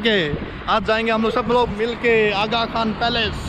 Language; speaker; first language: Hindi; non-native, local second language; Manipuri